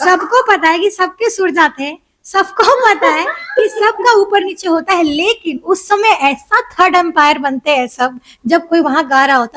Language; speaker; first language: Hindi; native; Hindi